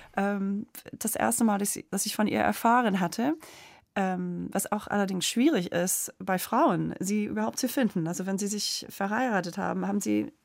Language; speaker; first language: German; non-native, fluent; English